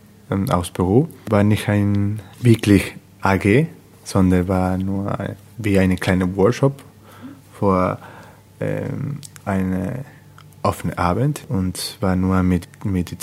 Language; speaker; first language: German; non-native, learner; Spanish